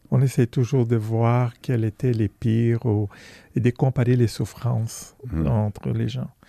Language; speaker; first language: French; non-native, fluent; Portuguese